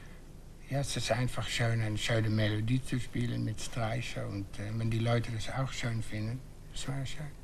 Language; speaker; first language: German; non-native, fluent; Dutch